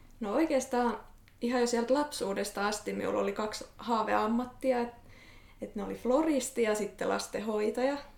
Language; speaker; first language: Finnish; native; Finnish